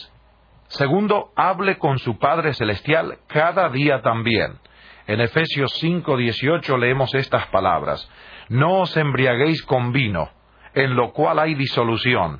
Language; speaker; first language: Spanish; native; Spanish